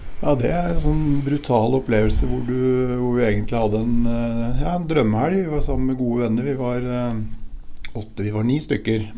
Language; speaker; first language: Norwegian; native; Norwegian